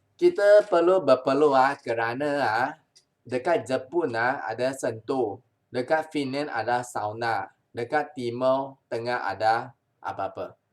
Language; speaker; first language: Malay; non-native, local second language; Chinese